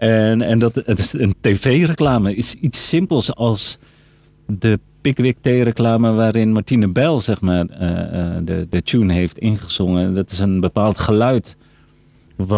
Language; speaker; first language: Dutch; early bilingual, other home language; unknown